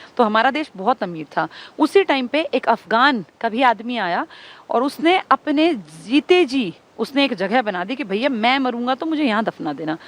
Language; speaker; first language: Hindi; native; Hindi